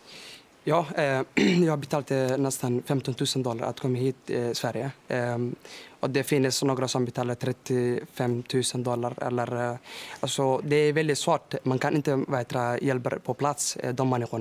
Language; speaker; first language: Swedish; non-native, fluent; Somali